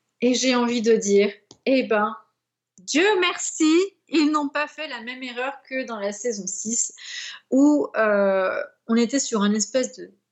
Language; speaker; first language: French; native; French